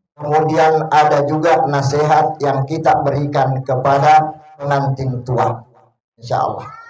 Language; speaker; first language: Indonesian; non-native, local second language; Buginese